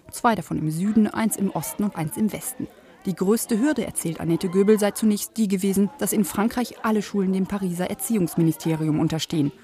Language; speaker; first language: German; native; German